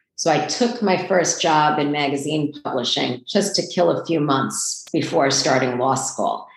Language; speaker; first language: English; native; English